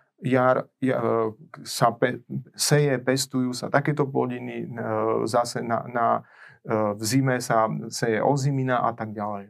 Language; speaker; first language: Slovak; native; Slovak